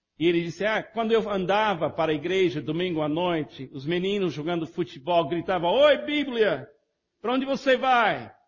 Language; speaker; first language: Portuguese; non-native, fluent; English